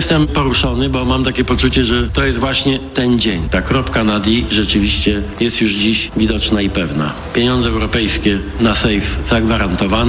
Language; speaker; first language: Polish; native; Polish